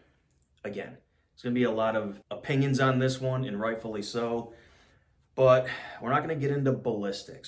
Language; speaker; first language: English; native; English